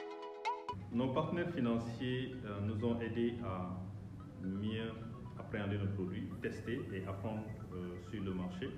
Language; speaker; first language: French; non-native, local second language; Wolof